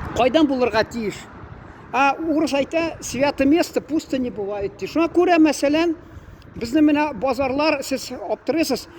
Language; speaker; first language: Tatar; native; Tatar